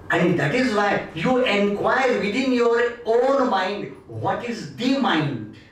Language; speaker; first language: English; non-native, local second language; Marathi